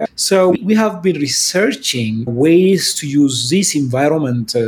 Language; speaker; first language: English; non-native, fluent; Amharic